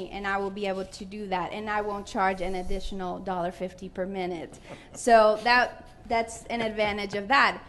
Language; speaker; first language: English; non-native, fluent; Spanish